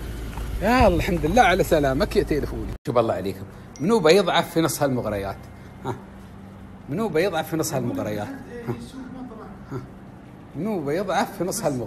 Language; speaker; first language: Arabic; native; Arabic